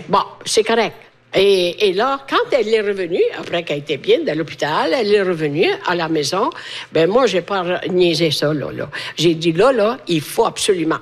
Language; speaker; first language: French; non-native, fluent; Italian